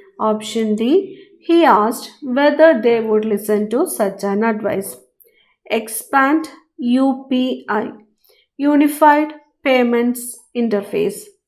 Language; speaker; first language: English; non-native, local second language; Malayalam